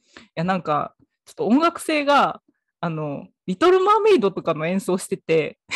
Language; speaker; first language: Japanese; native; Japanese